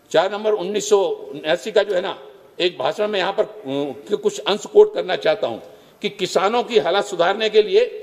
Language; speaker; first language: Hindi; native; Hindi